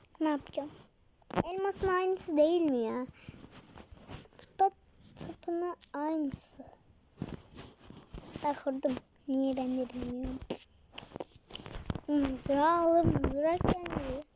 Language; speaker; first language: Turkish; native; Turkish